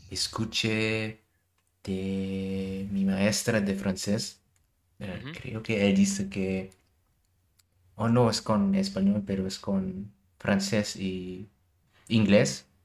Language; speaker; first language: Spanish; non-native, learner; German